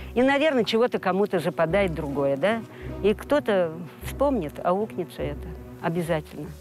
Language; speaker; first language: Russian; native; Russian